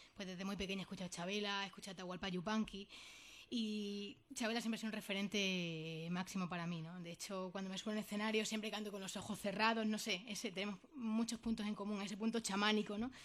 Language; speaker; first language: Spanish; native; Spanish